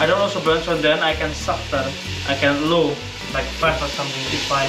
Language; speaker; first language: English; non-native, learner; Indonesian